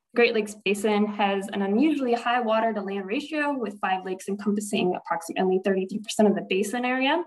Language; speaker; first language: English; native; English